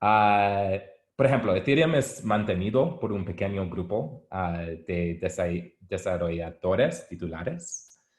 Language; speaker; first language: Spanish; non-native, learner; English